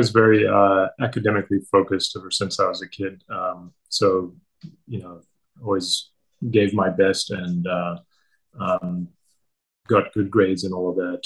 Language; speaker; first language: English; native; English